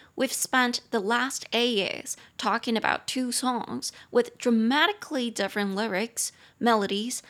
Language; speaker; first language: English; non-native, fluent; Chinese